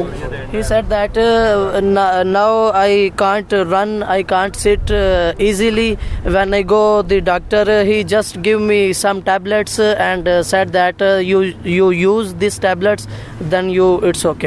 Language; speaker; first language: English; non-native, learner; Punjabi